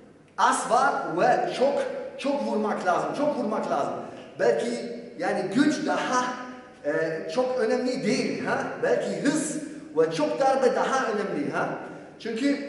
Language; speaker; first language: Turkish; non-native, learner; Polish